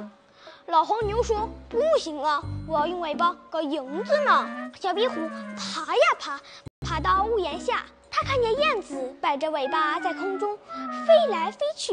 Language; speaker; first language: Chinese; native; Chinese